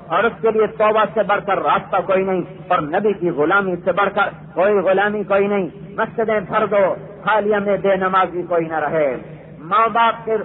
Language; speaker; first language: Urdu; non-native, local second language; Punjabi